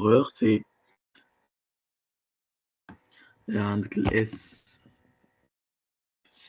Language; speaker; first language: French; non-native, learner; Arabic